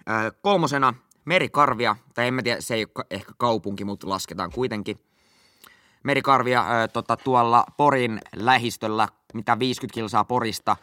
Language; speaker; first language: Finnish; native; Finnish